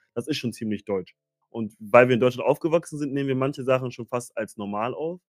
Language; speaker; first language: German; early bilingual, other home language; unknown